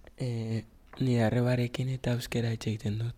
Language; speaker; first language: Basque; non-native, learner; Spanish